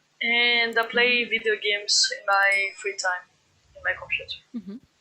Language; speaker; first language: English; non-native, fluent; Greek